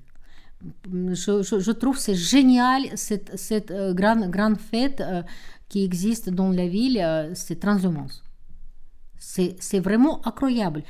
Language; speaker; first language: French; non-native, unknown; Russian